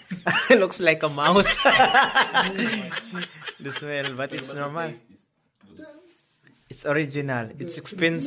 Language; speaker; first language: English; non-native, local second language; Filipino